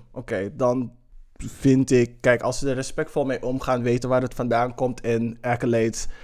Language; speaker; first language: Dutch; early bilingual, other home language; English